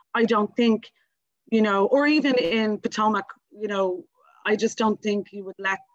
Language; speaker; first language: English; native; English